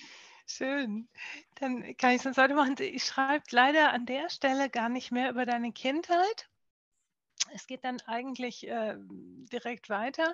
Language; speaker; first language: German; native; German